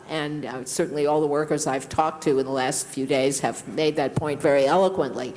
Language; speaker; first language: English; native; English